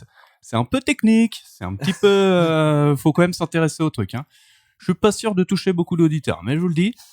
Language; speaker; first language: French; native; French